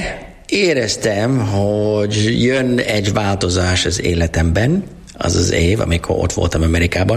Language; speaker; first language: Hungarian; non-native, learner; English